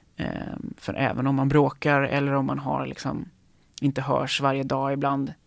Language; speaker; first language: Swedish; native; Swedish